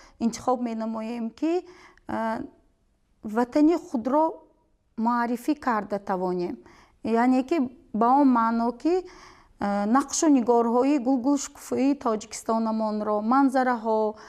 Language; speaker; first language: Tajik; native; Tajik